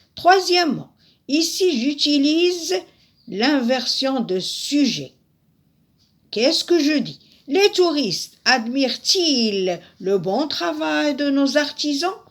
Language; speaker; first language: French; non-native, local second language; Arabic